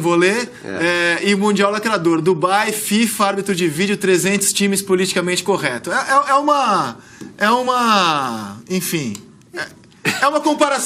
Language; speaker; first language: Portuguese; native; Portuguese